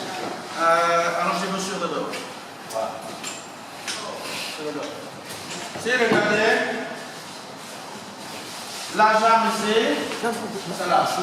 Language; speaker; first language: French; non-native, learner; Vietnamese